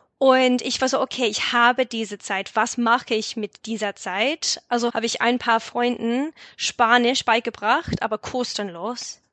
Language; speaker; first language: German; non-native, fluent; English